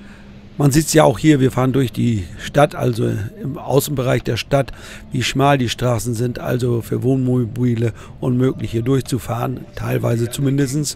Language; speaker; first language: German; native; German